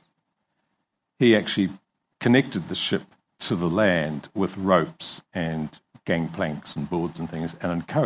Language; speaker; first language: English; native; English